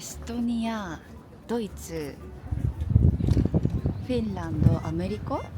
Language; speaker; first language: Japanese; native; Japanese